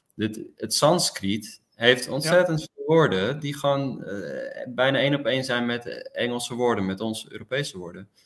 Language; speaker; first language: Dutch; native; Dutch